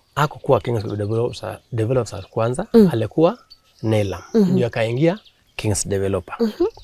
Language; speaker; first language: Swahili; native; Swahili